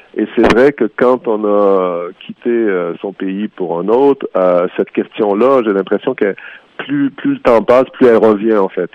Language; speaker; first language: French; native; French